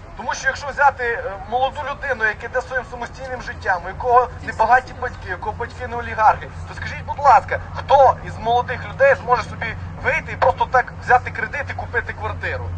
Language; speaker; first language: Ukrainian; native; Ukrainian